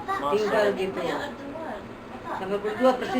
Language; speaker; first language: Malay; non-native, local second language; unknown